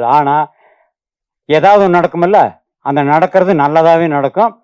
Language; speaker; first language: Tamil; native; Tamil